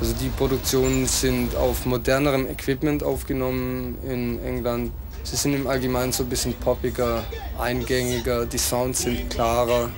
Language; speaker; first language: German; native; German